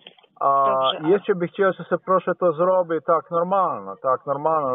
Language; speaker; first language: Polish; non-native, learner; Slovenian